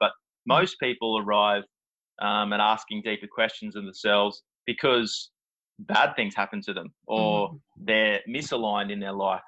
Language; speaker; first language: English; native; English